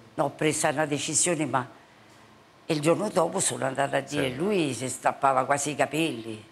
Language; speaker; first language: Italian; native; Italian